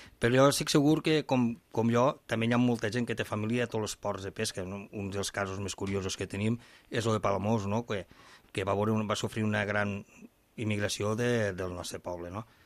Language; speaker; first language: Catalan; native; Catalan